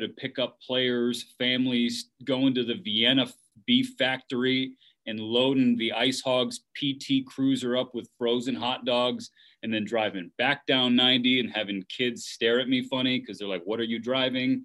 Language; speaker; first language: English; native; English